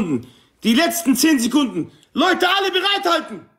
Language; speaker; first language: German; non-native, local second language; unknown